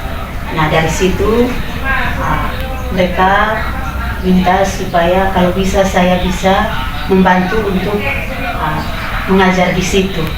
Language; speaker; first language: Indonesian; non-native, local second language; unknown